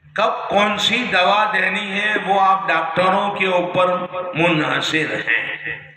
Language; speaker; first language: Urdu; non-native, local second language; Gujarati